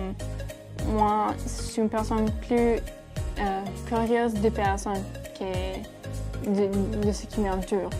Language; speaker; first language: French; non-native, fluent; Italian